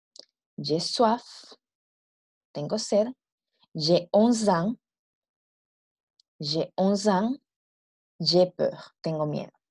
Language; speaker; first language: French; non-native, fluent; Spanish